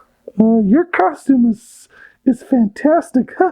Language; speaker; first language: English; native; English